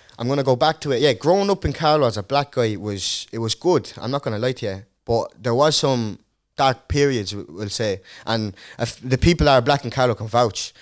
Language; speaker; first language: English; early bilingual, other home language; Dutch